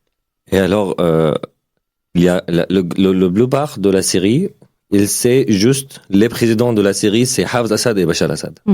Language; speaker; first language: French; non-native, learner; Arabic